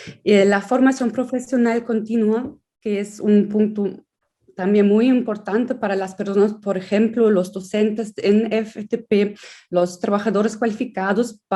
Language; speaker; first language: Spanish; non-native, fluent; German